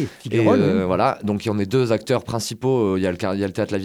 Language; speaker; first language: French; native; French